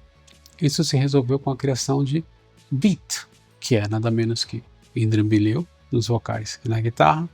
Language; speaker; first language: Portuguese; native; Portuguese